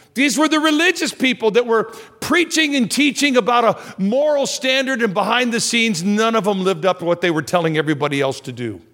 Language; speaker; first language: English; native; English